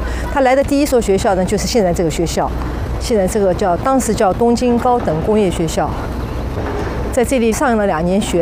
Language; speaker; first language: Chinese; native; Chinese